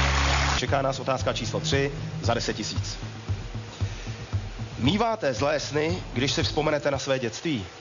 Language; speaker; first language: Czech; native; Czech